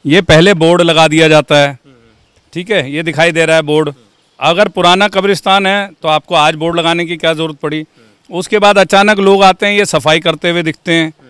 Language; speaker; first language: Hindi; native; Hindi